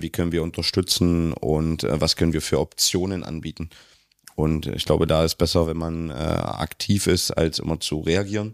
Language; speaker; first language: German; native; German